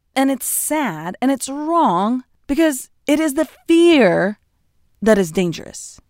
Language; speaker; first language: English; non-native, fluent; Russian